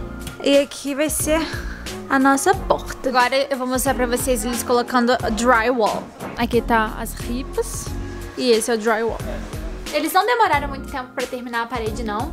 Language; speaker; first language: Portuguese; native; Portuguese